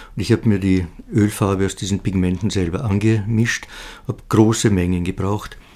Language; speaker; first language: German; native; German